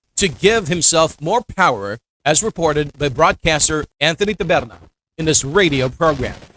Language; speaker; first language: English; non-native, local second language; Filipino